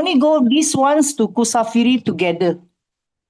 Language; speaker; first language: English; non-native, fluent; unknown